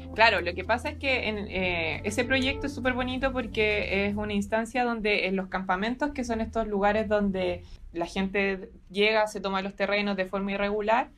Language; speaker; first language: Spanish; native; Spanish